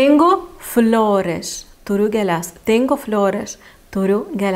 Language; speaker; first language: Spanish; non-native, fluent; Lithuanian